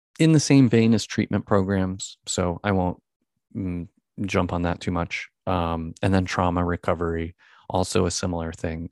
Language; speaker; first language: English; native; English